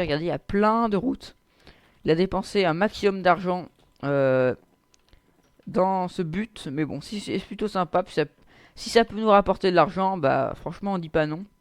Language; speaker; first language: French; native; French